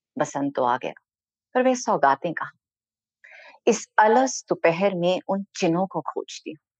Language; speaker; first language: Hindi; native; Hindi